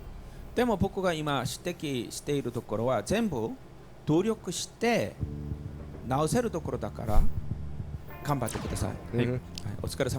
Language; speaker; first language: Japanese; non-native, learner; Korean